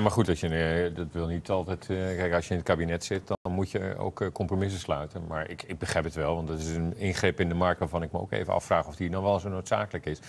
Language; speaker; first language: Dutch; native; Dutch